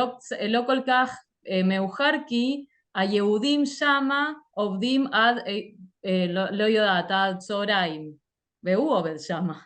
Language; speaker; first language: Hebrew; non-native, fluent; Spanish